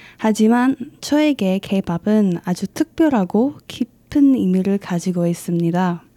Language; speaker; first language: Korean; non-native, fluent; Indonesian